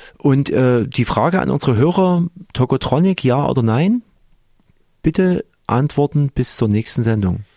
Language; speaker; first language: German; native; German